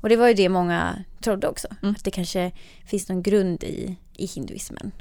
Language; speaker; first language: Swedish; native; Swedish